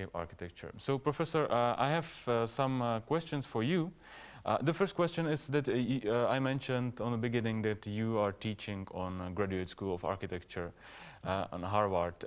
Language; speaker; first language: English; non-native, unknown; Czech